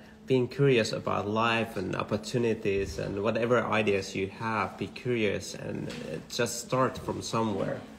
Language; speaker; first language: English; non-native, fluent; Finnish